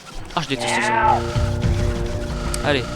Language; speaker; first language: French; native; French